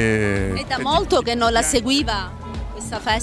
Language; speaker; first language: Italian; native; Italian